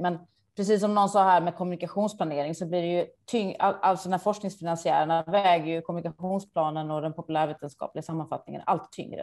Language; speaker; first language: Swedish; native; Swedish